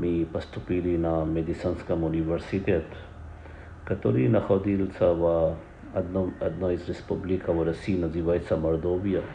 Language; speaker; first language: Russian; non-native, learner; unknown